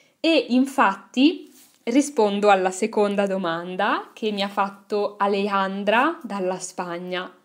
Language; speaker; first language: Italian; native; Italian